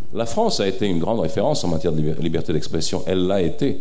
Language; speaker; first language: French; early bilingual, other home language; Serbian